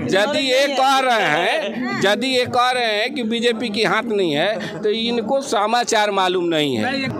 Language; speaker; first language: Hindi; native; Hindi